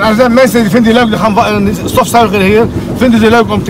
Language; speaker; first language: Dutch; non-native, learner; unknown